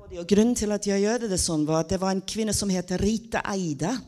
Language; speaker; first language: Norwegian; non-native, fluent; English